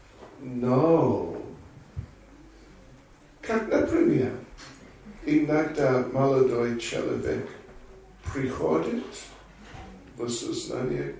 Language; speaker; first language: Russian; non-native, learner; English